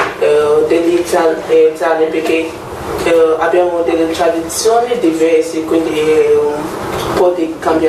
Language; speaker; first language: Italian; non-native, learner; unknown